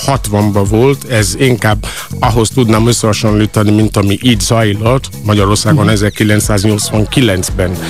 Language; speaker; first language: Hungarian; non-native, fluent; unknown